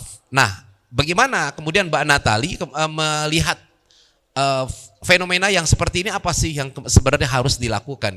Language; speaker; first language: Indonesian; native; Indonesian